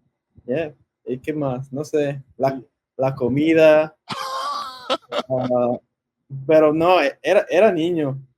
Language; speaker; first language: Spanish; early bilingual, heritage; English